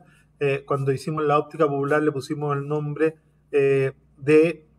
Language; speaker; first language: Spanish; native; Spanish